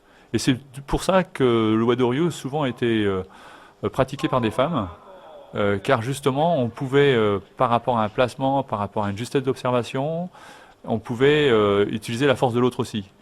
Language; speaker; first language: French; native; French